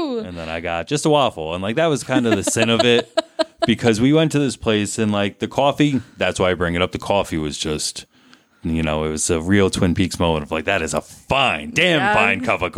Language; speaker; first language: English; native; English